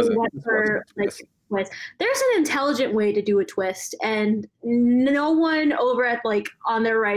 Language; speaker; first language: English; non-native, local second language; Malayalam